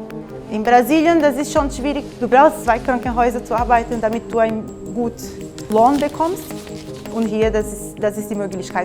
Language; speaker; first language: German; non-native, fluent; Portuguese